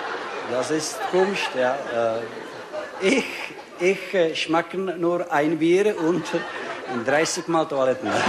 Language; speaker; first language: German; non-native, learner; Czech